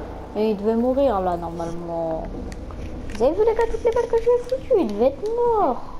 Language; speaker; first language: French; native; French